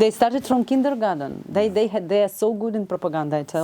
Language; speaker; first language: English; non-native, learner; Ukrainian